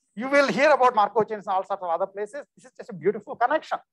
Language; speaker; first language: English; non-native, local second language; Telugu